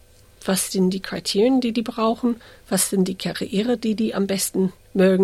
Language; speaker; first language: German; early bilingual, heritage; English